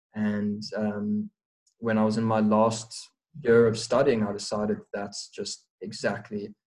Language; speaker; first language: English; native; English